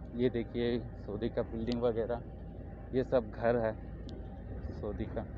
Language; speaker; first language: Hindi; non-native, local second language; Kok Borok